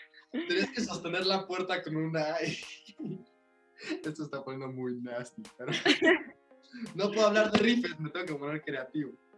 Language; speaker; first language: Spanish; early bilingual, heritage; Spanish